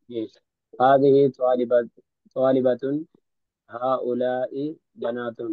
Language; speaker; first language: Arabic; non-native, learner; Urdu